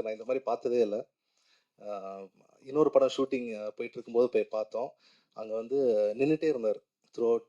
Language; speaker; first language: Tamil; native; Tamil